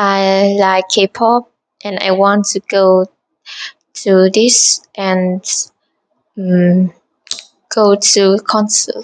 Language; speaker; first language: English; non-native, learner; Vietnamese